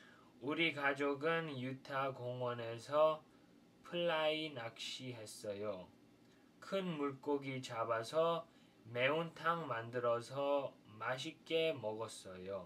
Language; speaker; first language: Korean; non-native, fluent; English